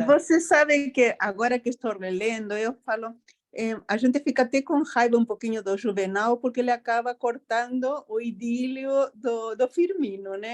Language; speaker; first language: Portuguese; non-native, fluent; Spanish